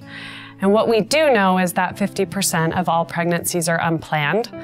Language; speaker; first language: English; native; English